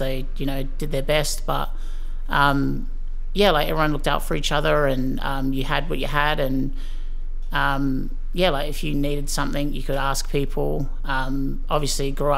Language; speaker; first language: English; native; English